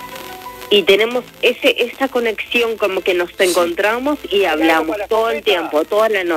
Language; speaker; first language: Spanish; native; Spanish